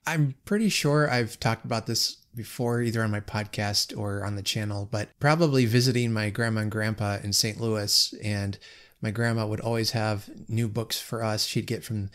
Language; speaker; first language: English; native; English